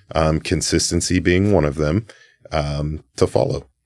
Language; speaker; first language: English; native; English